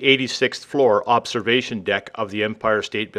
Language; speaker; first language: English; native; English